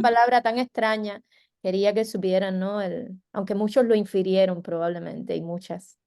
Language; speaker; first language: Spanish; native; Spanish